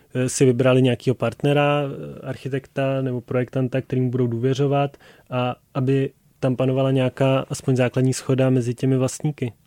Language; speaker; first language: Czech; native; Czech